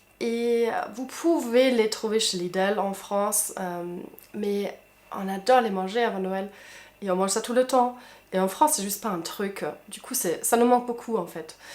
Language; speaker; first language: French; non-native, fluent; German